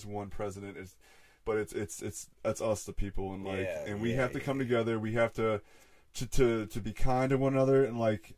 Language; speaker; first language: English; native; English